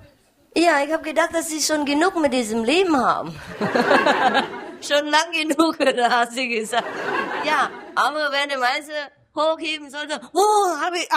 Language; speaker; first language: German; non-native, learner; Vietnamese